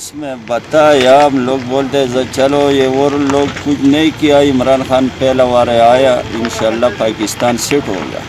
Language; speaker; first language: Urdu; non-native, local second language; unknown